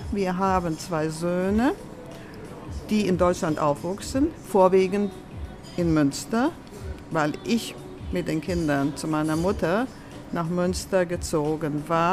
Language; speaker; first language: German; early bilingual, other home language; Latvian